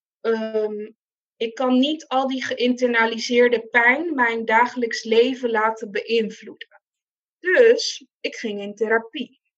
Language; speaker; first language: Dutch; non-native, local second language; Papiamento